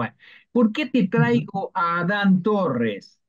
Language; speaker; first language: Spanish; native; Spanish